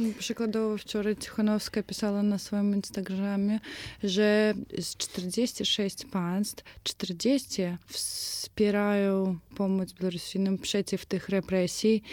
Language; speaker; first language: Polish; non-native, fluent; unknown